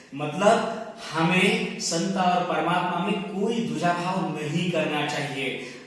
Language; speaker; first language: Hindi; non-native, local second language; Marathi